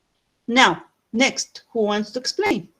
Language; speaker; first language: English; non-native, fluent; Spanish